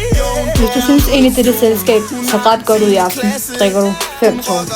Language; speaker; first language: Danish; native; Danish